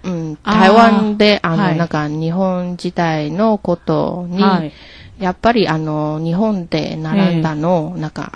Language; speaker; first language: Japanese; non-native, learner; Chinese